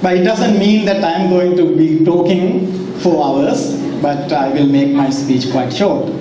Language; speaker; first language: English; non-native, local second language; Sinhala